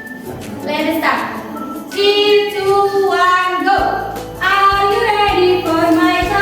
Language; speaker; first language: English; non-native, local second language; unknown